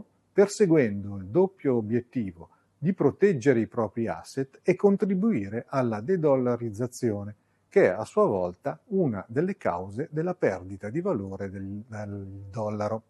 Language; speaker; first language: Italian; native; Italian